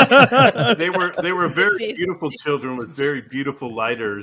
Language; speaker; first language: English; native; English